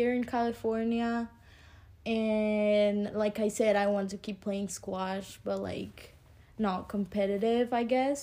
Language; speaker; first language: English; early bilingual, other home language; Spanish